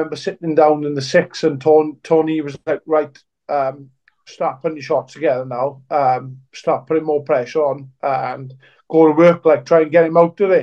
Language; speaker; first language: English; native; English